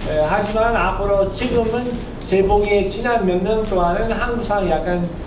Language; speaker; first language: Korean; non-native, fluent; English